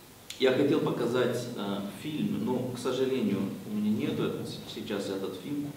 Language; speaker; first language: Russian; non-native, fluent; Swedish